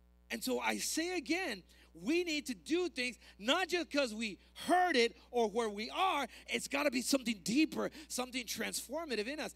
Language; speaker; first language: English; early bilingual, other home language; Spanish